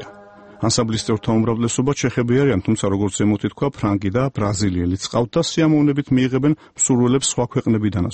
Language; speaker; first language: Georgian; native; Georgian